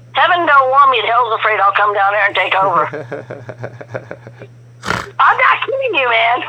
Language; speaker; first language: English; native; English